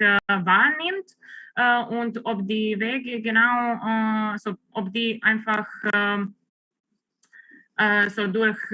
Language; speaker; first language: German; non-native, fluent; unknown